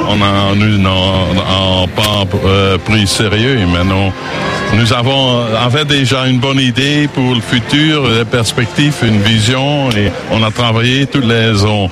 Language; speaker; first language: French; non-native, learner; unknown